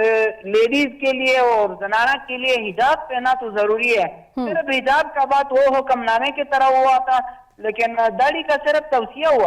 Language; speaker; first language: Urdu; non-native, learner; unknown